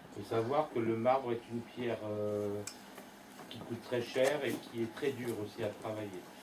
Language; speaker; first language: French; native; French